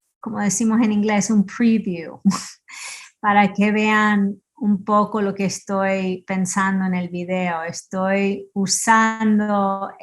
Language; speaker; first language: Spanish; early bilingual, heritage; Spanish